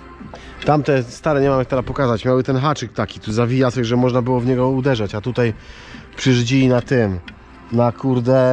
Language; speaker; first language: Polish; native; Polish